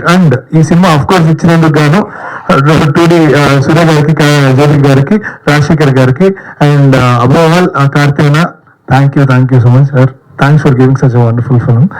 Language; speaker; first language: Telugu; native; Telugu